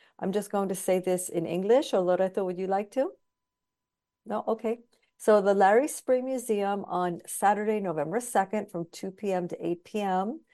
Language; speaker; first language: English; native; English